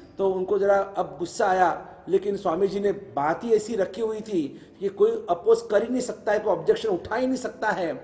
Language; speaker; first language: Hindi; non-native, local second language; Gujarati